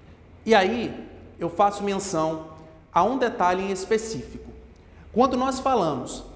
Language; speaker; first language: Portuguese; native; Portuguese